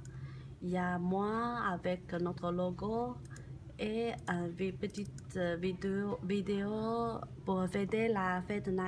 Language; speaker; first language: French; non-native, learner; Chinese